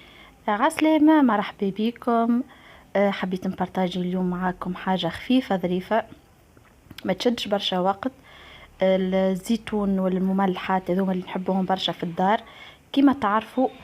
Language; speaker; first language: Arabic; native; Arabic